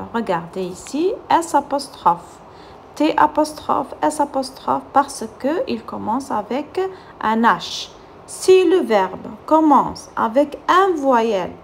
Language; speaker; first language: French; non-native, fluent; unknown